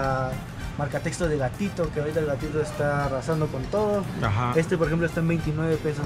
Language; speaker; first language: Spanish; native; Spanish